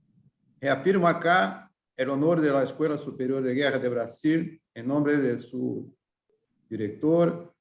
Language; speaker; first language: Spanish; non-native, fluent; Portuguese